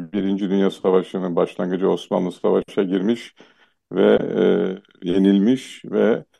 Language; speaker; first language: Turkish; non-native, local second language; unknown